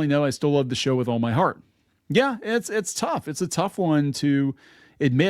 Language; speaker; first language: English; native; English